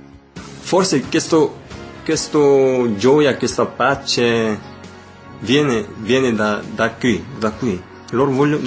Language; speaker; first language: Italian; non-native, learner; Korean